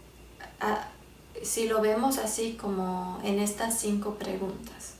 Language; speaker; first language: Spanish; early bilingual, heritage; Spanish